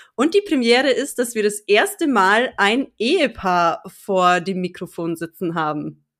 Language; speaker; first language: German; native; German